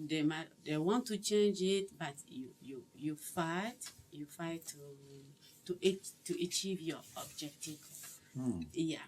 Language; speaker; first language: English; non-native, learner; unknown